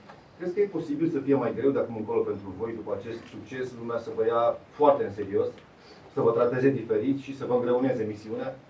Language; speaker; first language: Romanian; native; Romanian